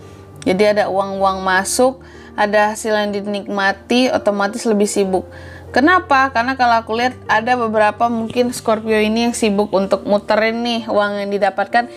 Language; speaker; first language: Indonesian; native; Indonesian